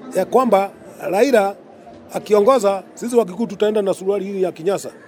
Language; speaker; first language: Swahili; non-native, local second language; Kikuyu